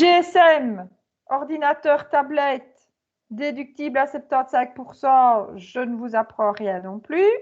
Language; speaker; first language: French; native; French